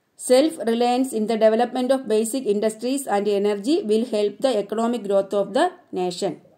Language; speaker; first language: English; non-native, local second language; Malayalam